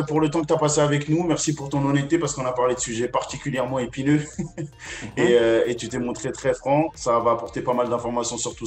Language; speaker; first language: French; native; French